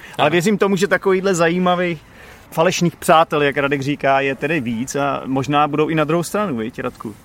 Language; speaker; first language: Czech; native; Czech